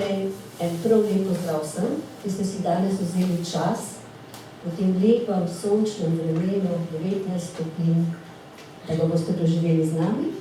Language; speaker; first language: Slovenian; native; Slovenian